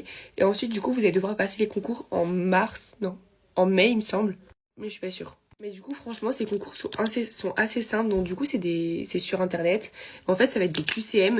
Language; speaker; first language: French; native; French